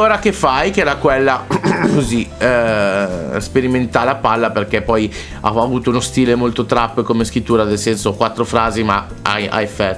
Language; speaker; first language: Italian; native; Italian